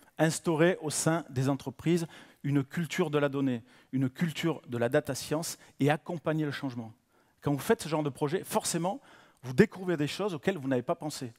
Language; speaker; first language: French; native; French